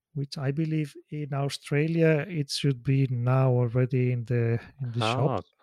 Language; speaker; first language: English; non-native, fluent; Spanish